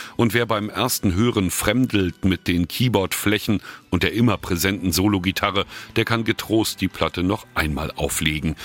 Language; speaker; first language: German; native; German